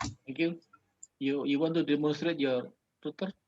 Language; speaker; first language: English; non-native, learner; Indonesian